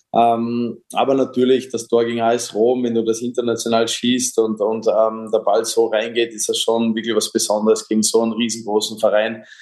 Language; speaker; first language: German; native; German